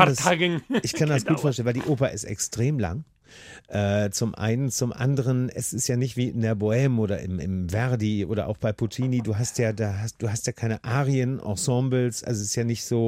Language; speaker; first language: German; native; German